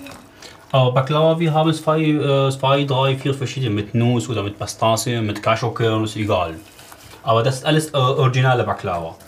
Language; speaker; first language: German; non-native, learner; Arabic